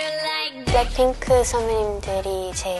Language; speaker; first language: Korean; non-native, learner; Thai